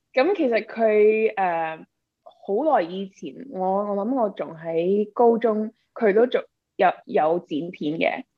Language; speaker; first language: Cantonese; early bilingual, heritage; Cantonese